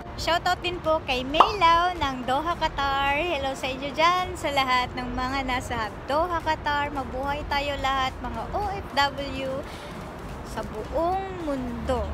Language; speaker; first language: Filipino; native; Filipino